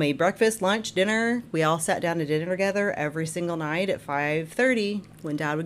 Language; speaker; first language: English; native; English